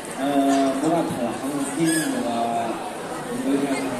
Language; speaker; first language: Korean; non-native, learner; Indonesian